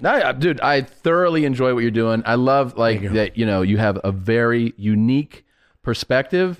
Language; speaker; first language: English; early bilingual, other home language; Spanish